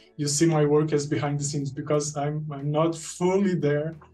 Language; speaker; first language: English; non-native, fluent; Portuguese